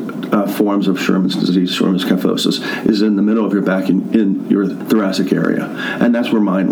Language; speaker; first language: English; native; English